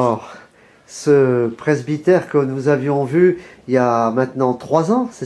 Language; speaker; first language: French; native; French